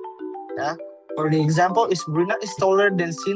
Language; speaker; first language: English; non-native, learner; Indonesian